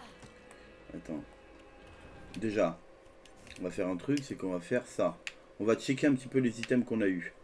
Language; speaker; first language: French; native; French